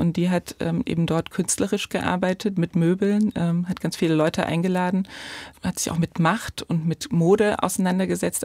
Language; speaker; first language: German; native; German